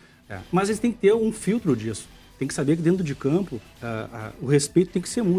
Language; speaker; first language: Portuguese; native; Portuguese